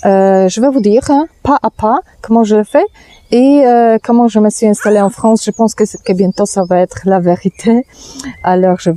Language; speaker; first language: French; non-native, fluent; Polish